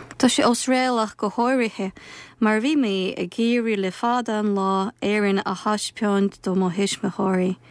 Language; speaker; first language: Irish; non-native, fluent; Ukrainian